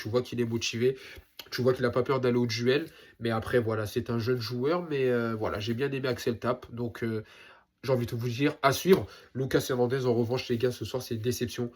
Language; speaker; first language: French; native; French